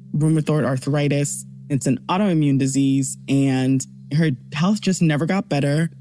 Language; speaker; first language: English; early bilingual, other home language; Yoruba